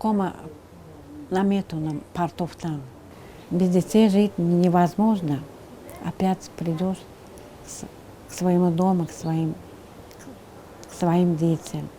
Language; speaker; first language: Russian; non-native, fluent; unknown